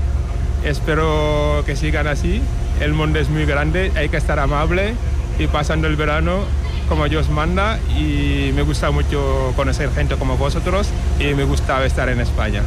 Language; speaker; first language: Spanish; non-native, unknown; Wolof